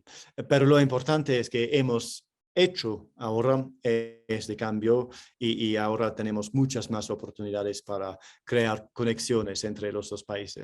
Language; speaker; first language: Spanish; non-native, fluent; English